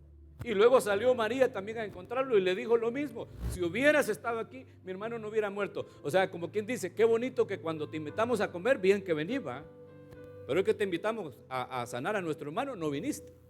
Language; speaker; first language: Spanish; native; Spanish